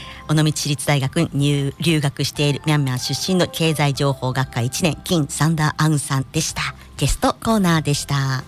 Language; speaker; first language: Japanese; native; Japanese